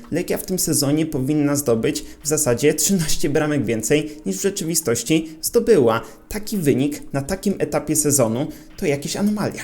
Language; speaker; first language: Polish; native; Polish